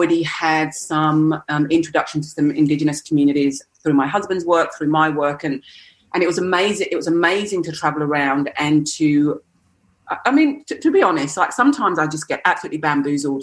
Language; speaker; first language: English; native; English